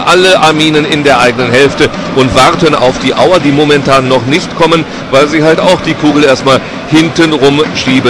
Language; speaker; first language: German; native; German